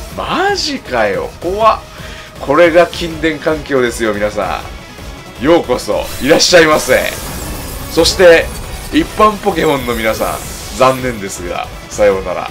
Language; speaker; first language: Japanese; native; Japanese